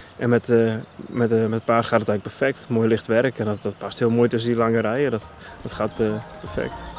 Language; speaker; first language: Dutch; non-native, local second language; Western Frisian